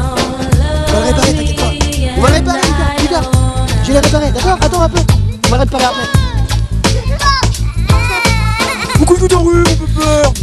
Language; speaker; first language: French; native; French